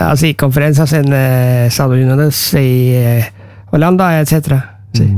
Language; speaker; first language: Spanish; non-native, learner; Norwegian